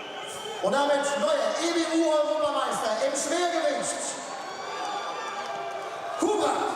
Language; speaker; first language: German; native; German